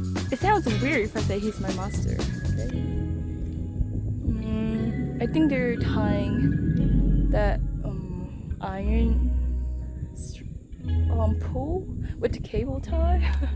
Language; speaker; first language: English; non-native, fluent; Korean